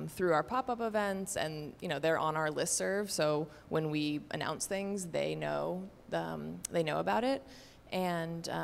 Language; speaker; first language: English; native; English